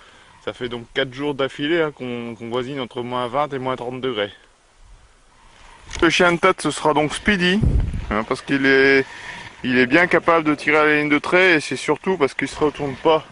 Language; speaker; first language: French; native; French